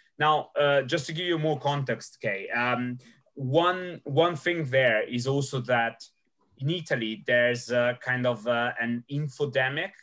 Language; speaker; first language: English; non-native, fluent; Italian